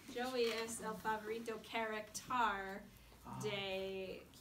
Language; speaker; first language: Spanish; non-native, fluent; English